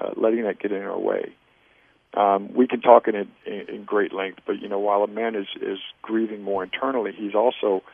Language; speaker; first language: English; native; English